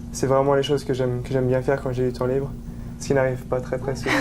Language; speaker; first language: French; native; French